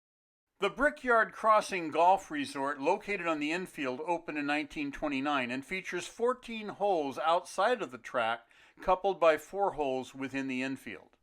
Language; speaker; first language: English; native; English